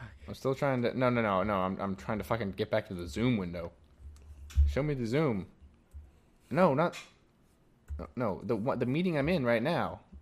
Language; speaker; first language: English; native; English